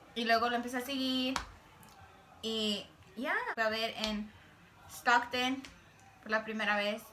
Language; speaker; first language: Spanish; early bilingual, other home language; English